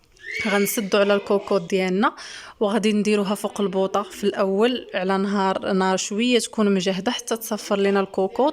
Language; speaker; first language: Arabic; native; Arabic